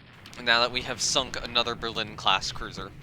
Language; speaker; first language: English; native; English